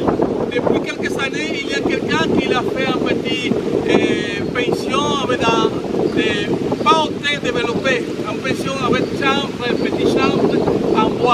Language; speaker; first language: French; non-native, fluent; Spanish